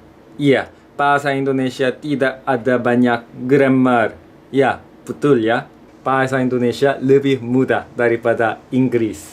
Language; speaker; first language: Indonesian; non-native, fluent; Korean